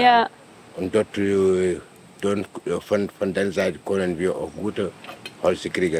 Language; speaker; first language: German; non-native, learner; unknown